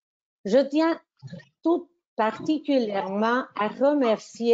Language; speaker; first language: French; non-native, fluent; Spanish